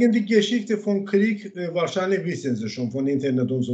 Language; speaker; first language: German; non-native, learner; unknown